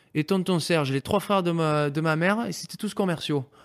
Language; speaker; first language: French; native; French